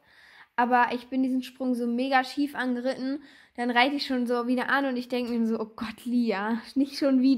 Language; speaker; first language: German; native; German